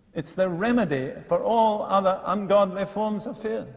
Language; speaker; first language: English; native; English